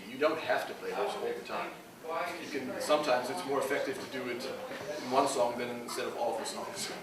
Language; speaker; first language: English; non-native, fluent; Dutch